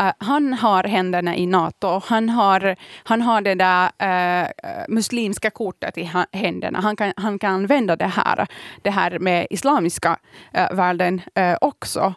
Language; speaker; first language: Swedish; early bilingual, other home language; Kurdish